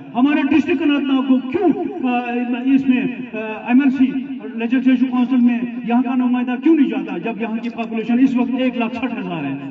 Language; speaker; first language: Urdu; non-native, local second language; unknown